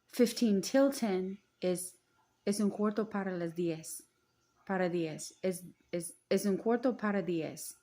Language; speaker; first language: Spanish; non-native, learner; English